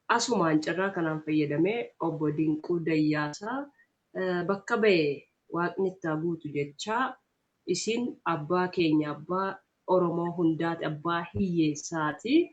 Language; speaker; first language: Oromo; native; Oromo